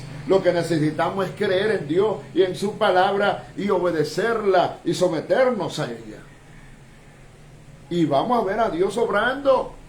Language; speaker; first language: Spanish; native; Spanish